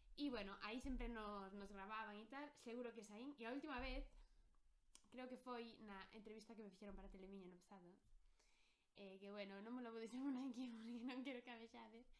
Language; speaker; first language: Galician; non-native, local second language; Spanish